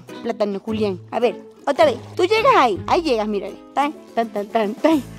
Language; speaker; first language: Spanish; native; Spanish